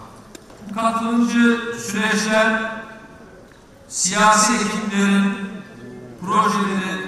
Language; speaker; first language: Turkish; native; Turkish